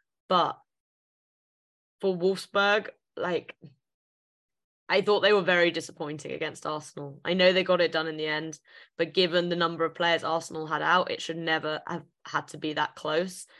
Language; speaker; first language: English; native; English